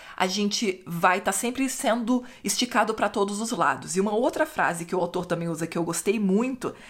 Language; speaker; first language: Portuguese; native; Portuguese